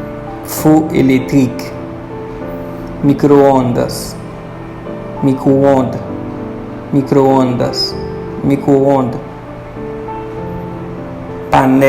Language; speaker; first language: Portuguese; non-native, fluent; Haitian Creole